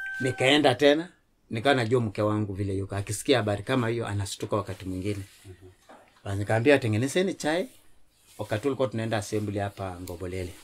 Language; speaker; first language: Swahili; non-native, local second language; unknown